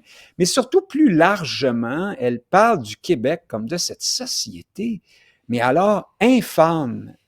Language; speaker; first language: French; native; French